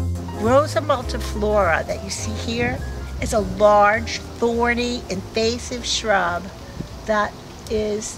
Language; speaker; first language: English; native; English